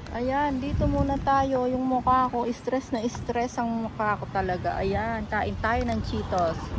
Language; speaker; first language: Filipino; native; Filipino